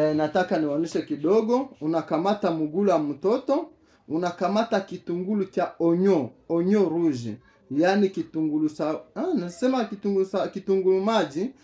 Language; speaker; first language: Swahili; native; Swahili